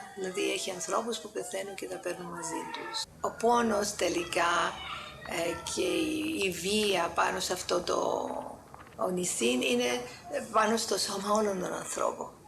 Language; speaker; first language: Greek; native; Greek